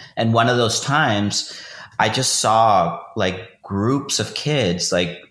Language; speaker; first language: English; non-native, fluent; Spanish